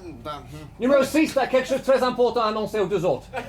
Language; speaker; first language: French; native; French